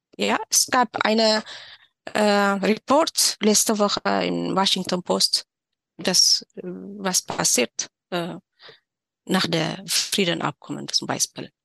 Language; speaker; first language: German; non-native, learner; Tigrinya